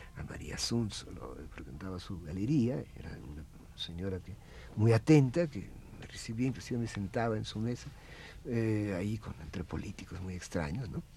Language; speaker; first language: Spanish; non-native, fluent; Russian